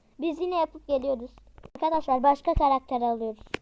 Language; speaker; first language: Turkish; native; Turkish